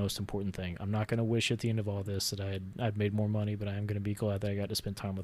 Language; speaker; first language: English; native; English